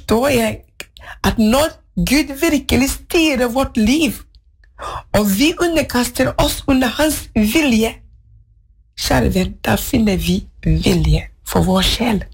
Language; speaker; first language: Norwegian; non-native, fluent; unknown